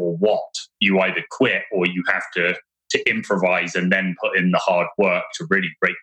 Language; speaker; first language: English; native; English